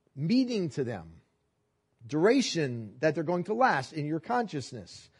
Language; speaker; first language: English; native; English